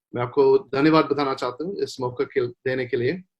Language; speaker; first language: Hindi; non-native, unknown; English